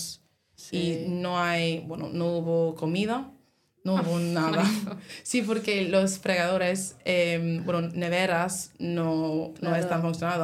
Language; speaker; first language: Spanish; non-native, learner; English